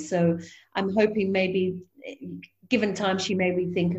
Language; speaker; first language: English; native; English